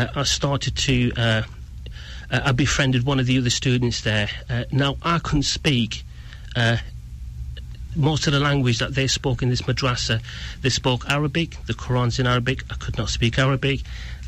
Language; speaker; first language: English; native; English